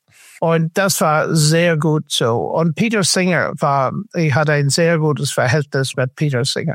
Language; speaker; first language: German; non-native, fluent; English